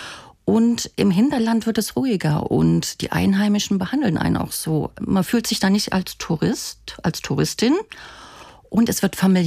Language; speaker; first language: German; native; German